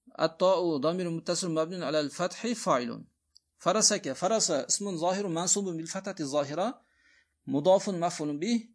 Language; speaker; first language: Arabic; non-native, fluent; Uzbek